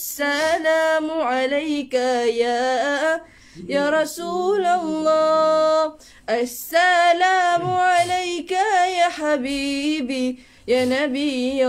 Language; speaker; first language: Arabic; non-native, learner; Malay